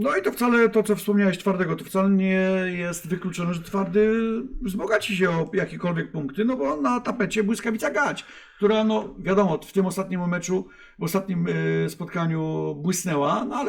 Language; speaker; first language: Polish; native; Polish